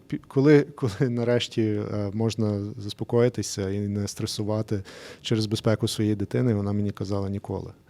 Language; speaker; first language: Ukrainian; early bilingual, heritage; English